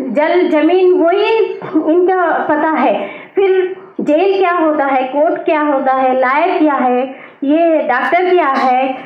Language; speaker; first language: Hindi; non-native, local second language; Telugu